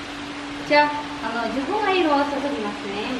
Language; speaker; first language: Japanese; non-native, learner; Indonesian